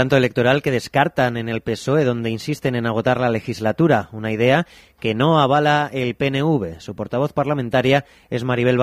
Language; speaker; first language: Spanish; native; Spanish